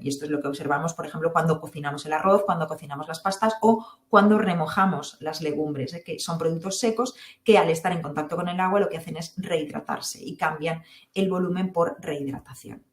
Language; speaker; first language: Spanish; native; Spanish